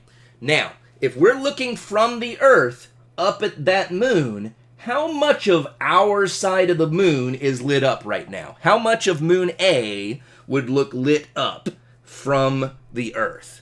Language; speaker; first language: English; native; English